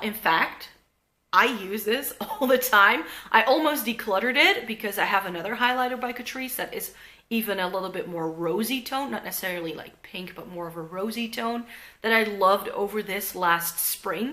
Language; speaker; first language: English; non-native, fluent; Dutch